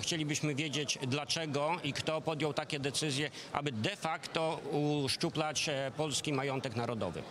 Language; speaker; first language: Polish; native; Polish